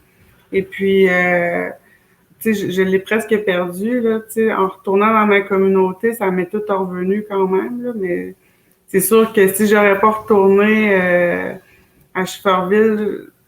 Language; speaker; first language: French; native; French